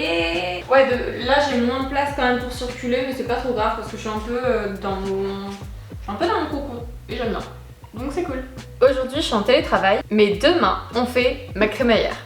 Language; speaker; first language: French; native; French